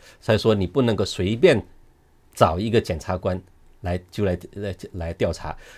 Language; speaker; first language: Chinese; non-native, local second language; Cantonese